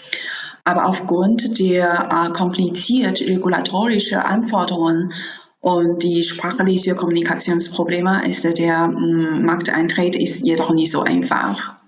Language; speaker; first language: German; non-native, fluent; Chinese